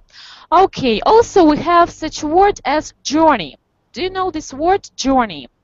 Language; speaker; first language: English; non-native, fluent; Russian